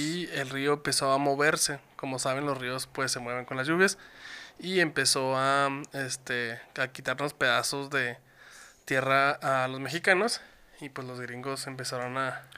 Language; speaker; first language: Spanish; native; Spanish